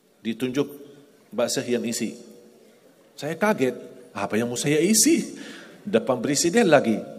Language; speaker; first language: Malay; non-native, fluent; Arabic